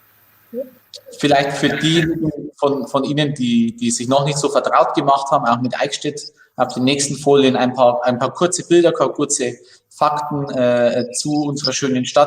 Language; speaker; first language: German; native; German